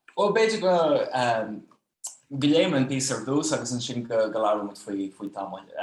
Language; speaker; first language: Irish; non-native, fluent; Dutch